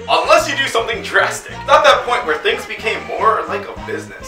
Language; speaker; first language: English; native; English